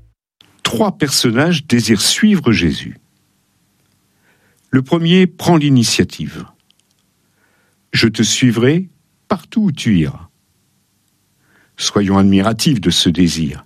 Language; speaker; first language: French; native; French